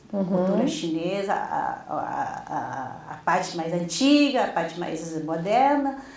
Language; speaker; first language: Portuguese; non-native, fluent; Chinese